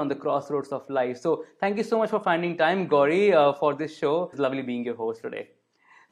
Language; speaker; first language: English; non-native, local second language; Hindi